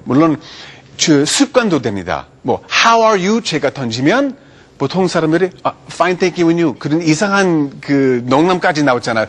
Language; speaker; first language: Korean; non-native, fluent; English